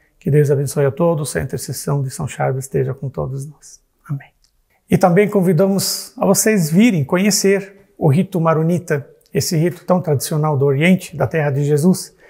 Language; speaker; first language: Portuguese; non-native, fluent; Arabic